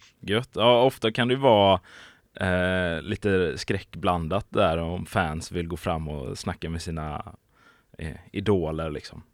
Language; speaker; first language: Swedish; native; Swedish